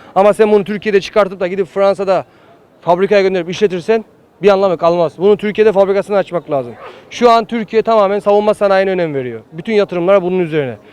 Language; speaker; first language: Turkish; native; Turkish